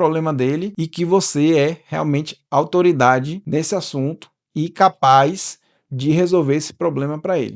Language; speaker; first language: Portuguese; native; Portuguese